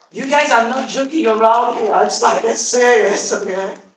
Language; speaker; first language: English; non-native, fluent; French